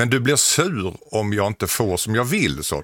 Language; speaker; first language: Swedish; native; Swedish